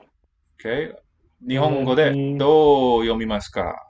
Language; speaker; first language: Japanese; non-native, learner; English